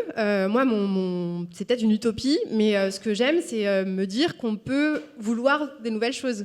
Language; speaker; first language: French; native; French